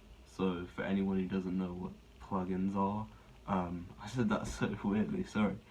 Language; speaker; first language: English; native; English